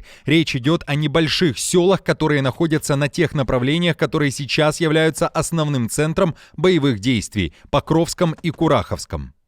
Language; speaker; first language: Russian; native; Russian